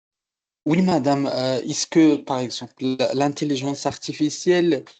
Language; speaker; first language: French; non-native, local second language; Arabic